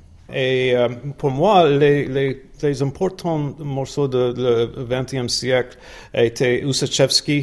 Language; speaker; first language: French; non-native, learner; English